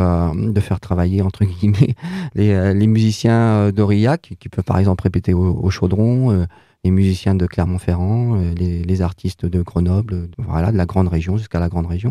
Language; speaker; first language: French; native; French